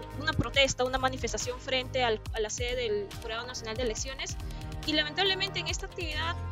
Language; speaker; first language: Spanish; native; Spanish